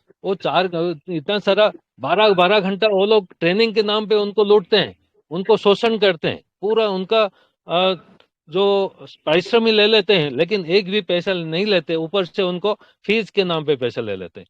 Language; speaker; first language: Hindi; non-native, local second language; Odia